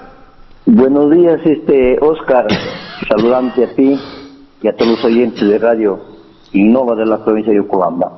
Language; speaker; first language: Spanish; native; Spanish